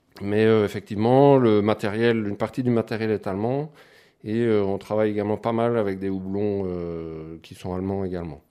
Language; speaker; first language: French; native; French